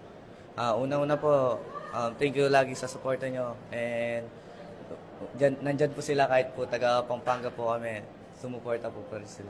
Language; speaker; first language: Filipino; non-native, local second language; Pampanga